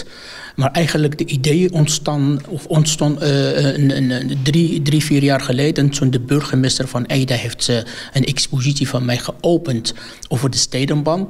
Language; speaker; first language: Dutch; non-native, fluent; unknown